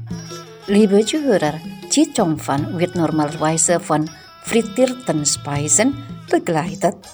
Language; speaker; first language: German; non-native, fluent; Indonesian